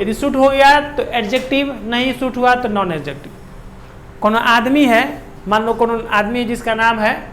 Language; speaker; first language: Hindi; non-native, local second language; Bhojpuri